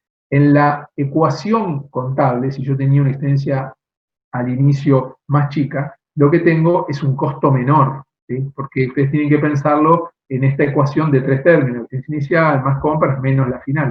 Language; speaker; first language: Spanish; native; Spanish